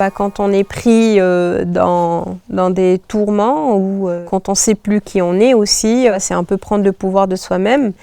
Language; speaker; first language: French; non-native, local second language; Arabic